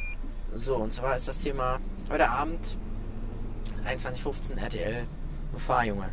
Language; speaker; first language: German; native; German